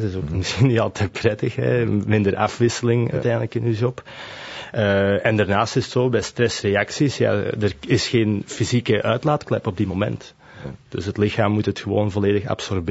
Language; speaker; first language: Dutch; native; Dutch